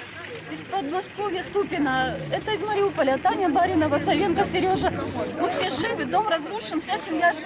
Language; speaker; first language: Russian; native; Russian